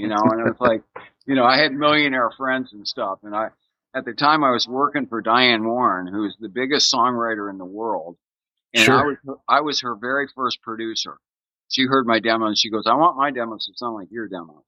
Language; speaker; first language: English; native; English